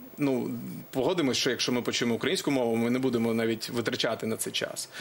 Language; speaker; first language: Ukrainian; non-native, local second language; Russian